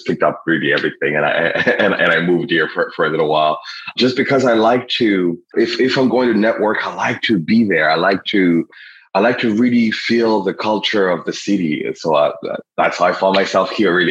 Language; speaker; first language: English; non-native, local second language; Kinyarwanda